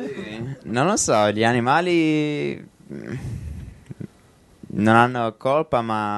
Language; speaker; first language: Italian; early bilingual, heritage; English